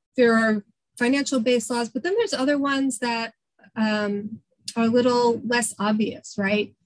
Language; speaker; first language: English; native; English